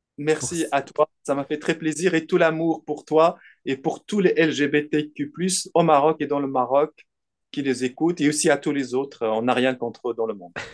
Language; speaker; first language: French; non-native, local second language; Arabic